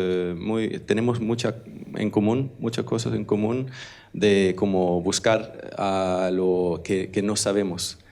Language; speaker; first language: Spanish; non-native, learner; Danish